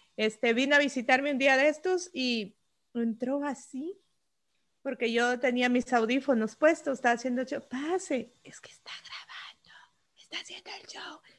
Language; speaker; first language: Spanish; native; Spanish